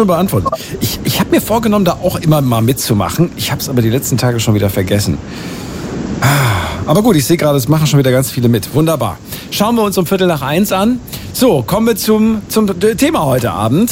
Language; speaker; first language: German; native; German